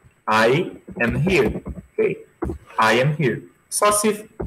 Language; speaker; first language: English; non-native, fluent; Portuguese